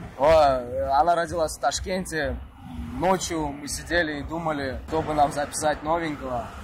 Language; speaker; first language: Russian; non-native, local second language; Uzbek